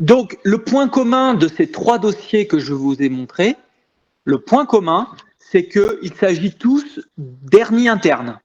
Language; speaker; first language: French; native; French